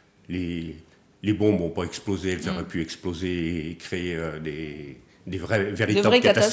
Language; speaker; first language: French; native; French